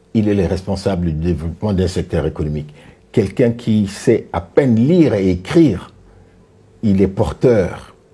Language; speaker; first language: French; non-native, local second language; Sango